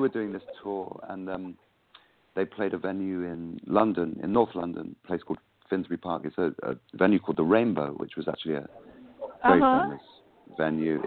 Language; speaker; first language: English; native; English